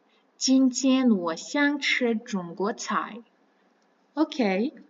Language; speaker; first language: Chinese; non-native, fluent; Kazakh